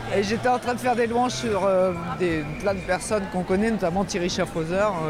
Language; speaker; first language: French; native; French